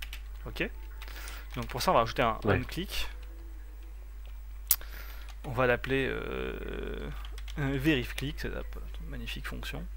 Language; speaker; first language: French; native; French